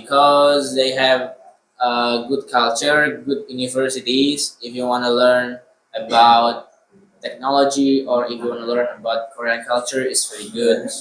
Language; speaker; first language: English; non-native, learner; Indonesian